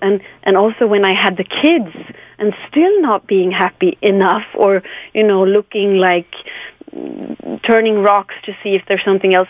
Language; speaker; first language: English; non-native, fluent; Swedish